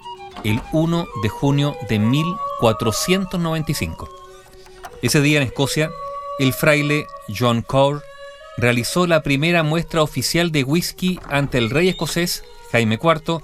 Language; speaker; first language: Spanish; native; Spanish